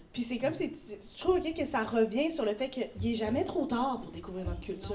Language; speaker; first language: French; native; French